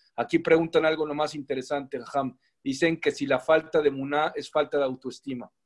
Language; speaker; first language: Spanish; native; Spanish